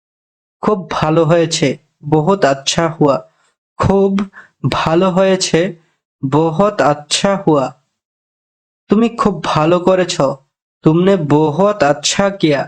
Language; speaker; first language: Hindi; non-native, fluent; Bangla